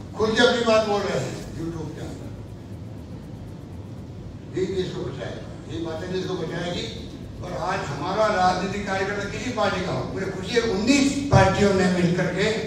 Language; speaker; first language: Hindi; native; Hindi